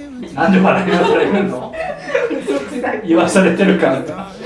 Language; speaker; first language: Japanese; native; Japanese